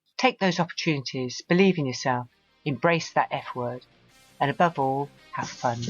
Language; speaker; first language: English; native; English